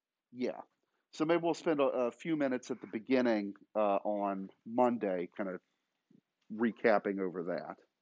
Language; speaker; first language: English; native; English